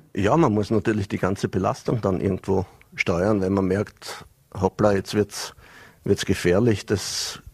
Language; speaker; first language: German; native; German